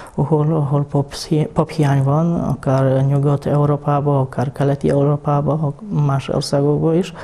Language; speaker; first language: Hungarian; non-native, fluent; Polish